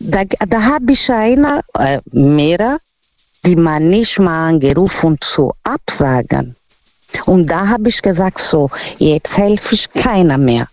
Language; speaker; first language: German; non-native, learner; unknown